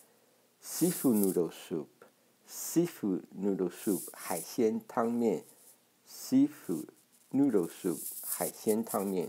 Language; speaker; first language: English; non-native, fluent; Chinese